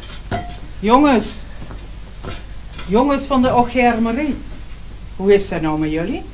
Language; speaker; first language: Dutch; native; Dutch